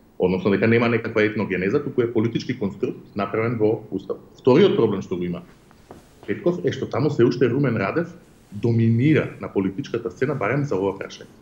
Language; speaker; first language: Macedonian; native; Macedonian